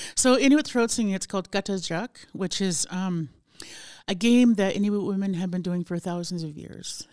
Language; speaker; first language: English; native; English